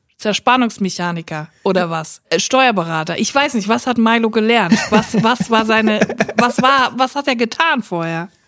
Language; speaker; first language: German; native; German